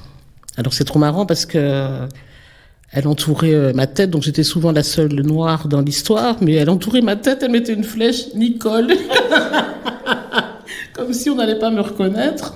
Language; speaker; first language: French; native; French